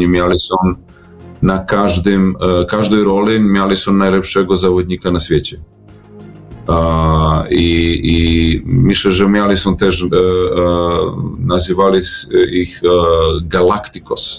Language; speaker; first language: Polish; non-native, learner; Serbian